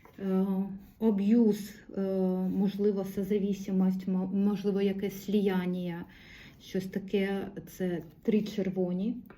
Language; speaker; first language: Ukrainian; non-native, local second language; Russian